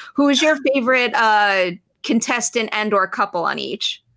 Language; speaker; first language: English; native; English